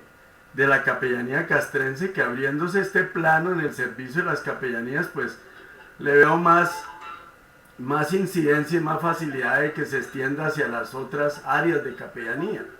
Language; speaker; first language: Spanish; native; Spanish